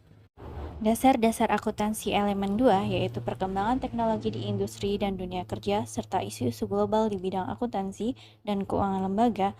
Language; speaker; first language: Indonesian; native; Indonesian